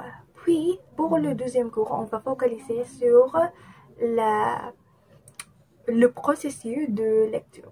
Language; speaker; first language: French; non-native, learner; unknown